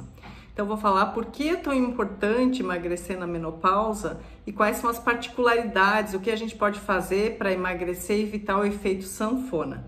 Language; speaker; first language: Portuguese; native; Portuguese